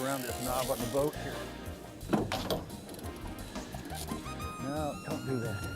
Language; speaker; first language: English; native; English